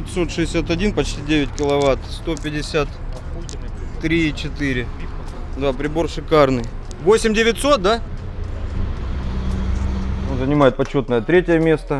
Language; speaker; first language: Russian; native; Russian